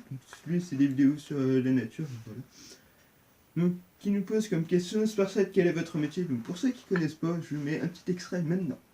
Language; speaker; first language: French; native; French